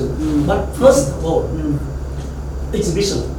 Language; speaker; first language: English; non-native, learner; Vietnamese